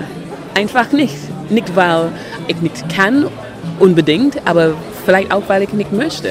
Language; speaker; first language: German; non-native, fluent; English